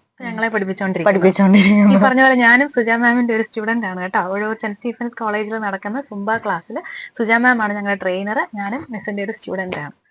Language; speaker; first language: Malayalam; native; Malayalam